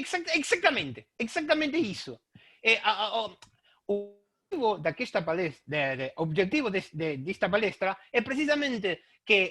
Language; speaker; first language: Portuguese; non-native, fluent; Spanish